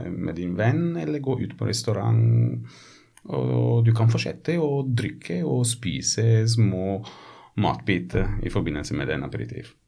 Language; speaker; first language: Norwegian; non-native, fluent; Italian